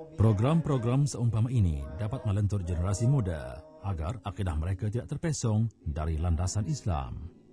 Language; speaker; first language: Malay; native; Malay